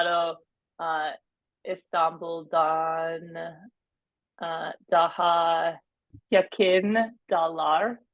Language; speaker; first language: Turkish; non-native, learner; English